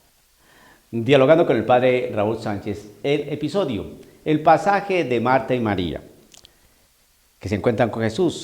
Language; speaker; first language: Spanish; native; Spanish